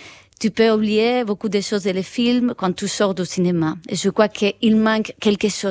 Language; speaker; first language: French; non-native, fluent; Spanish